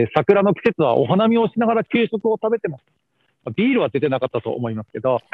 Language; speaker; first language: Japanese; native; Japanese